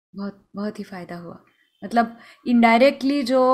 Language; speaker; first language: Hindi; non-native, local second language; Marathi